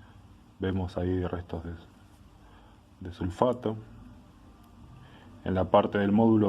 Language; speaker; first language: Spanish; native; Spanish